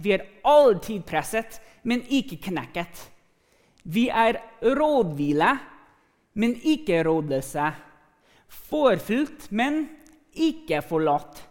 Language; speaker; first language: Norwegian; non-native, fluent; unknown